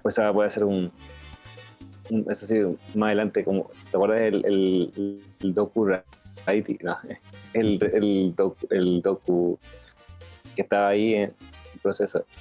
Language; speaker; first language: Spanish; native; Spanish